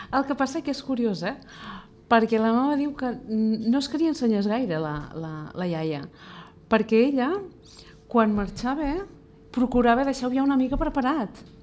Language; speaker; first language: Catalan; native; Catalan